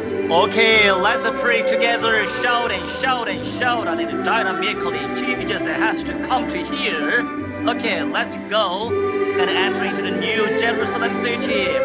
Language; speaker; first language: English; non-native, learner; Korean